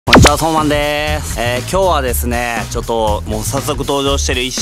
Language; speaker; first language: Japanese; native; Japanese